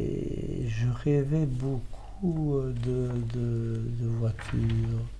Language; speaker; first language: French; early bilingual, other home language; Italian